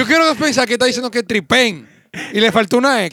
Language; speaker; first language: Spanish; native; Spanish